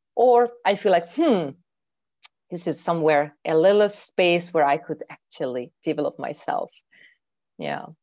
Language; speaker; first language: English; non-native, fluent; Hungarian